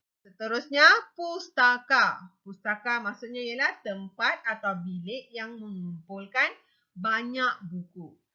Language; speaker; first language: Malay; non-native, local second language; Tamil